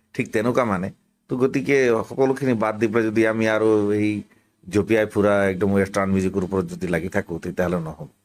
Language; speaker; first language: Assamese; non-native, local second language; Sadri